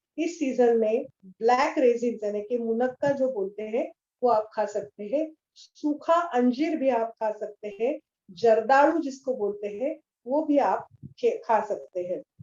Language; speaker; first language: Hindi; non-native, local second language; Marathi